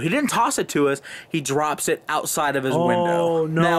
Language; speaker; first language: English; native; English